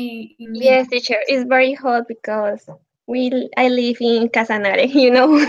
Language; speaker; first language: English; non-native, learner; Spanish